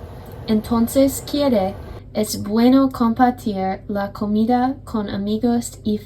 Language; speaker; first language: Spanish; non-native, learner; English